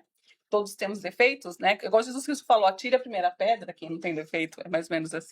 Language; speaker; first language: Portuguese; native; Portuguese